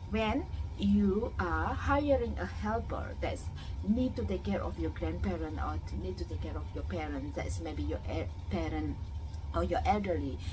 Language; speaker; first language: English; non-native, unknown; Indonesian